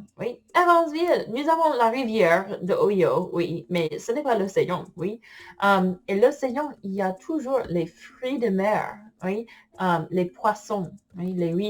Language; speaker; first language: French; non-native, fluent; English